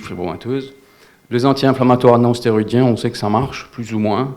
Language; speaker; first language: French; non-native, local second language; Wolof